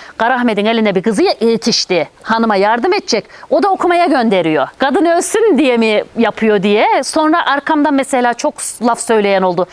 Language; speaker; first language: Turkish; native; Turkish